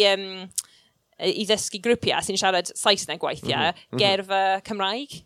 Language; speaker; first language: Welsh; non-native, local second language; English